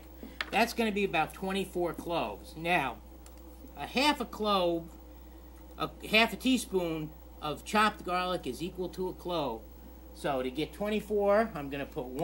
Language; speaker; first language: English; native; English